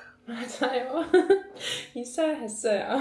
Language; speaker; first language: Korean; non-native, learner; German